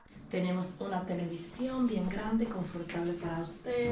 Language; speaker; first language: Spanish; native; Spanish